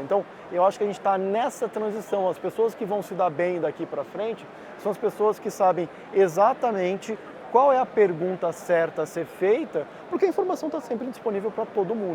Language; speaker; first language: Portuguese; native; Portuguese